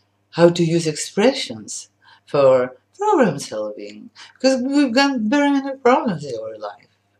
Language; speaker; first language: English; non-native, fluent; Polish